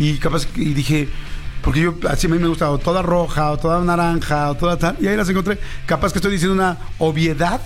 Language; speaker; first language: Spanish; native; Spanish